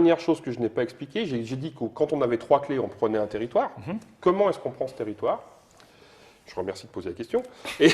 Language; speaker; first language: French; native; French